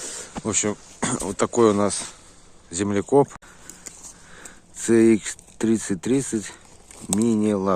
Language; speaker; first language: Russian; native; Russian